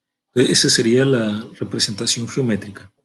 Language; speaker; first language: Spanish; native; Spanish